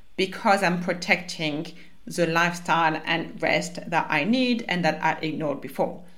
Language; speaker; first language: English; non-native, fluent; French